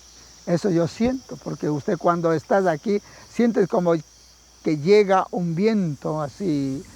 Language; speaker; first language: Spanish; non-native, local second language; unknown